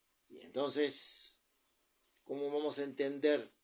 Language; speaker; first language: Spanish; native; Spanish